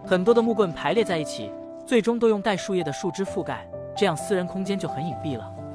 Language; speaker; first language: Chinese; native; Chinese